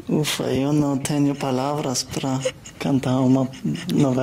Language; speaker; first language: Portuguese; non-native, learner; German